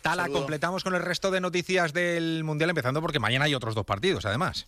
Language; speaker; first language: Spanish; native; Spanish